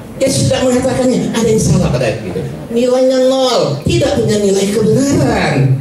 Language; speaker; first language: Indonesian; native; Indonesian